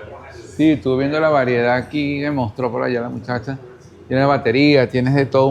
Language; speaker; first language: Spanish; native; Spanish